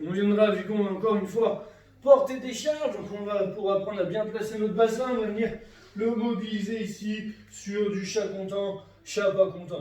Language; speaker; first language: French; native; French